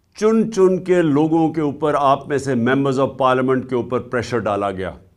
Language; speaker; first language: Urdu; native; Urdu